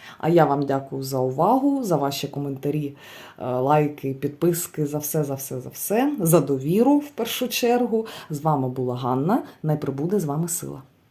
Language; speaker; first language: Ukrainian; non-native, local second language; Russian